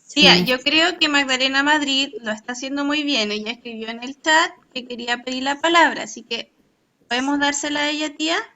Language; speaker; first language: Spanish; native; Spanish